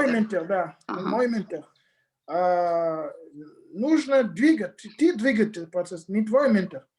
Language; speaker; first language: Russian; non-native, fluent; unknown